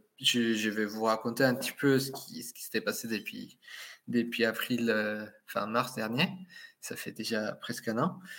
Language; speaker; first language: French; non-native, fluent; Spanish